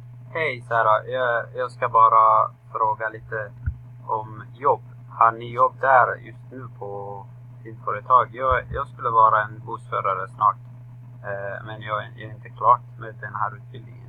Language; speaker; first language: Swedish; non-native, learner; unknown